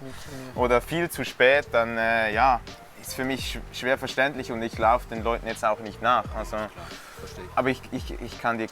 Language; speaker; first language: German; native; German